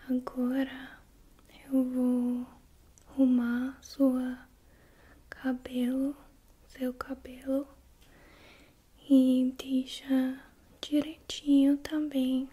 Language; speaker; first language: Portuguese; non-native, learner; English